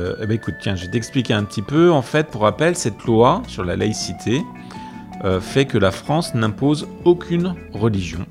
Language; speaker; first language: French; native; French